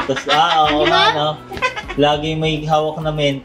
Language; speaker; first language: Filipino; native; Filipino